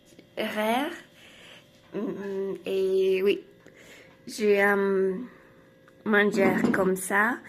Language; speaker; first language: French; non-native, learner; Spanish